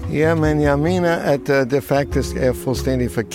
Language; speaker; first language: Danish; non-native, fluent; English